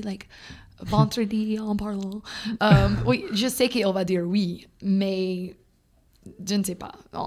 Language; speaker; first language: French; non-native, fluent; English